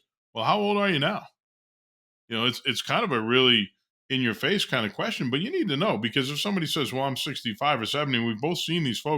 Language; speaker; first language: English; native; English